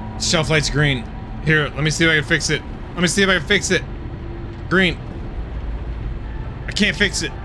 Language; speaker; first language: English; native; English